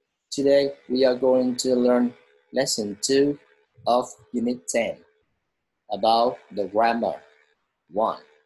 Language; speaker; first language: English; non-native, fluent; Vietnamese